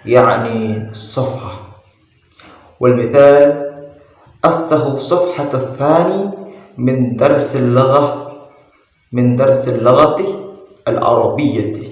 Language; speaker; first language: Arabic; non-native, learner; Indonesian